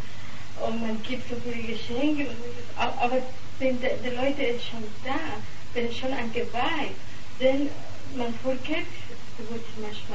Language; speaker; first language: German; non-native, learner; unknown